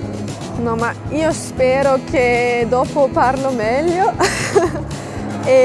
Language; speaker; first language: Italian; non-native, fluent; German